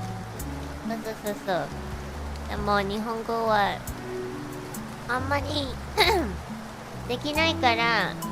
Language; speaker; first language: Japanese; non-native, learner; Chinese